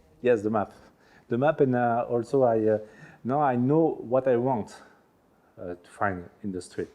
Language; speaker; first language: English; non-native, learner; French